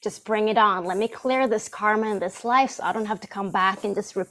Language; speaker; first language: English; non-native, fluent; Swedish